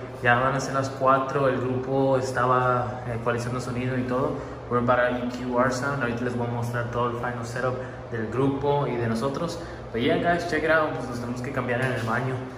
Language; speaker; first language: Spanish; early bilingual, heritage; Spanish